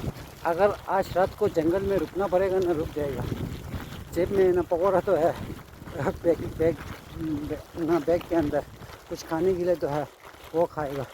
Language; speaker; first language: Hindi; non-native, local second language; Tibetan